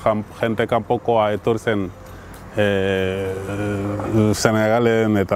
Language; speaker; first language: Basque; non-native, learner; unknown